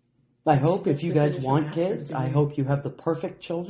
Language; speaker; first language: English; native; English